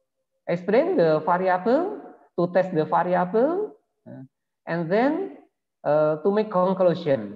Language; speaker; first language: English; non-native, learner; Indonesian